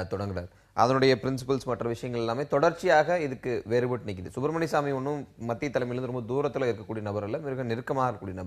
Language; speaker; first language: Tamil; native; Tamil